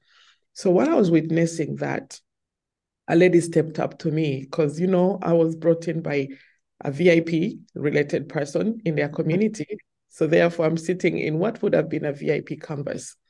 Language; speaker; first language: English; non-native, local second language; Ganda